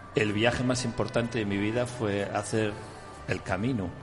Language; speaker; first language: Spanish; native; Spanish